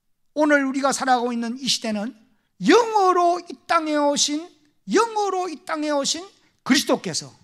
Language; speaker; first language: Korean; native; Korean